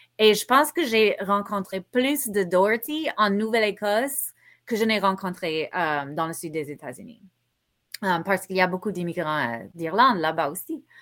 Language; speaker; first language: French; non-native, fluent; English